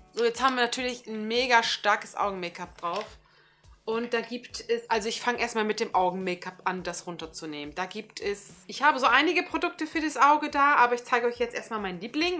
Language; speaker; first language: German; early bilingual, other home language; Turkish